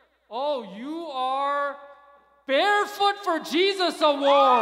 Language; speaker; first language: English; early bilingual, other home language; Korean